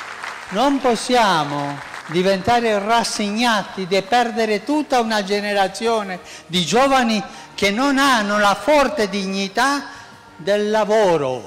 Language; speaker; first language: Italian; non-native, fluent; Spanish